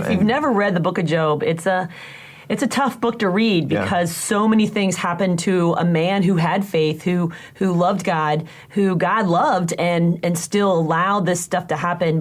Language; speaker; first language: English; native; English